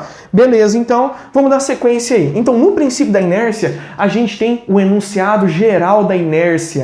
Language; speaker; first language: Portuguese; native; Portuguese